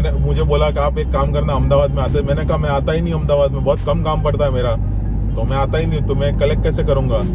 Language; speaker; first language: Hindi; non-native, local second language; Rajasthani